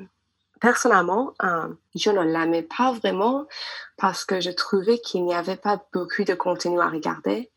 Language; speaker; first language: French; non-native, learner; English